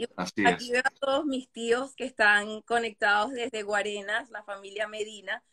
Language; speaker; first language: Spanish; native; Spanish